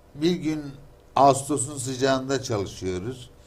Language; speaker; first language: Turkish; native; Turkish